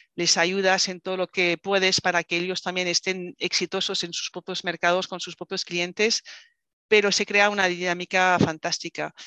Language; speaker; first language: Spanish; non-native, fluent; French